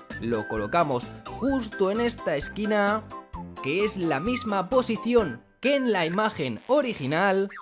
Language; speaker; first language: Spanish; native; Spanish